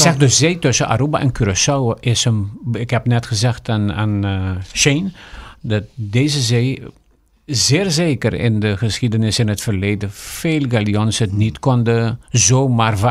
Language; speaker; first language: Dutch; non-native, local second language; Papiamento